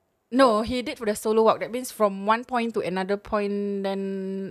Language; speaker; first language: English; non-native, local second language; Malay